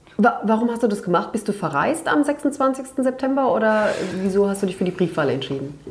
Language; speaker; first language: German; early bilingual, other home language; Turkish